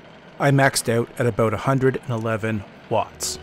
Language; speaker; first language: English; native; English